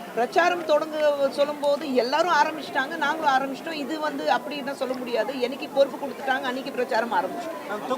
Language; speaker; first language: Tamil; non-native, fluent; Hindi